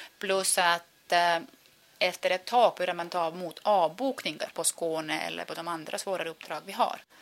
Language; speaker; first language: Swedish; non-native, fluent; Estonian